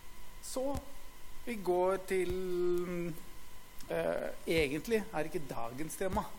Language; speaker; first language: Norwegian; non-native, fluent; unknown